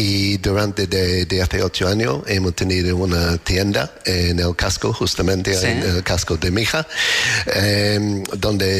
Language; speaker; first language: Spanish; non-native, learner; English